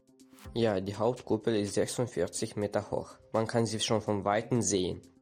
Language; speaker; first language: German; non-native, learner; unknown